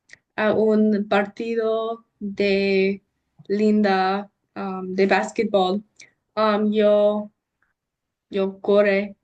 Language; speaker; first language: Spanish; non-native, learner; English